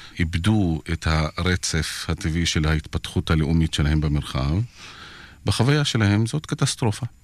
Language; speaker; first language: Hebrew; non-native, local second language; Arabic